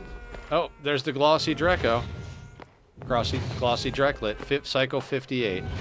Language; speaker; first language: English; native; English